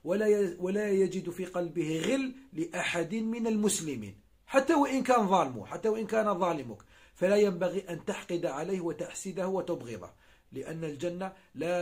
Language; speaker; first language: Arabic; native; Arabic